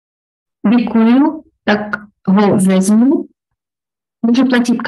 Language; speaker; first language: Czech; non-native, learner; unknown